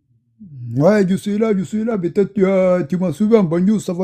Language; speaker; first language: French; non-native, learner; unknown